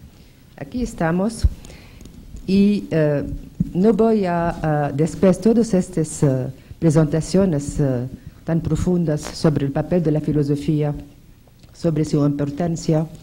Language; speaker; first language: Spanish; non-native, fluent; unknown